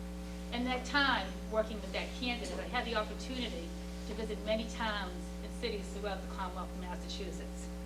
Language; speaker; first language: English; native; English